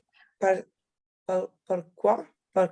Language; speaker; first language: French; non-native, learner; Italian